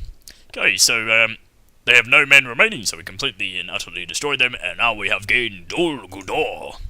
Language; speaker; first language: English; native; English